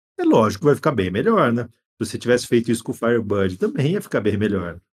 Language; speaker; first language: Portuguese; native; Portuguese